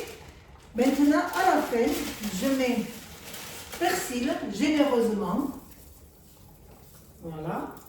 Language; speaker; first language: French; non-native, fluent; Armenian